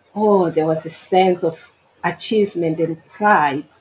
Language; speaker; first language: English; non-native, local second language; Shona